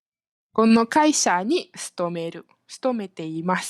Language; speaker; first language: Japanese; non-native, fluent; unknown